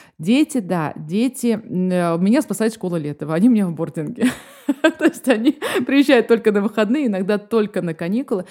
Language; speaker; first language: Russian; native; Russian